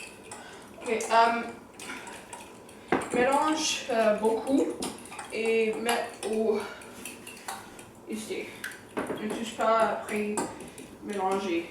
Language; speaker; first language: French; non-native, learner; English